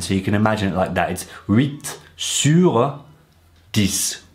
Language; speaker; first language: English; native; English